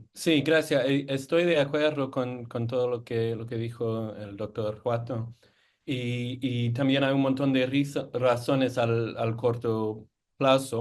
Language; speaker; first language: Spanish; non-native, fluent; English